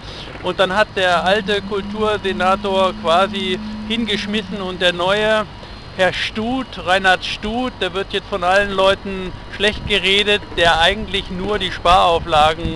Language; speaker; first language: German; native; German